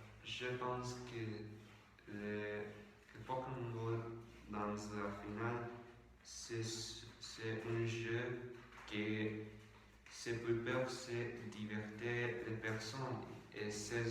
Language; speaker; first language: French; non-native, learner; Spanish